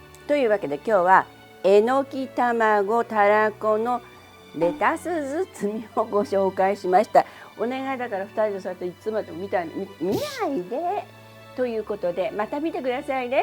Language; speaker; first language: Japanese; early bilingual, other home language; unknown